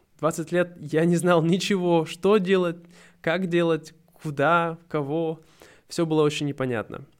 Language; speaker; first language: Russian; native; Russian